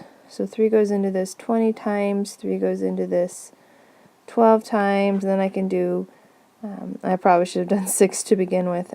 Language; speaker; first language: English; native; English